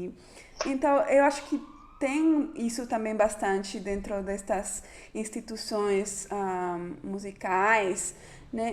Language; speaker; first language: Portuguese; non-native, fluent; Spanish